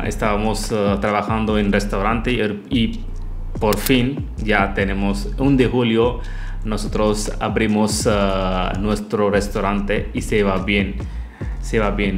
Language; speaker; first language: Spanish; non-native, learner; Hindi